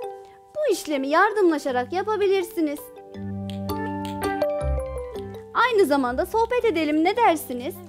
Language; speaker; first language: Turkish; native; Turkish